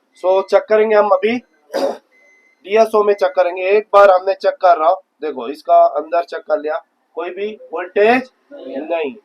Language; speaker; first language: Hindi; non-native, local second language; Kannada